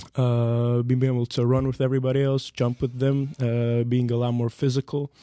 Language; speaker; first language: English; non-native, fluent; Serbian